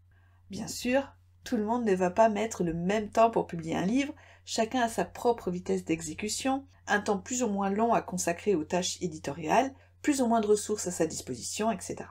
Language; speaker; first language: French; native; French